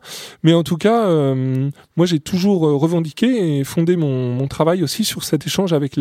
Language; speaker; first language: French; native; French